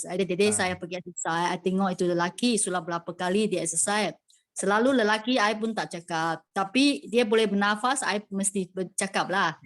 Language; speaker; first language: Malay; non-native, local second language; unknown